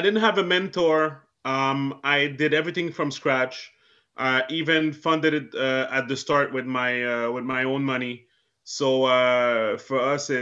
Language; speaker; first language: English; native; English